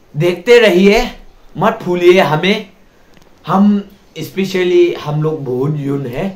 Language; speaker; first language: Hindi; non-native, local second language; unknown